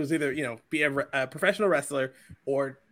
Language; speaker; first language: English; native; English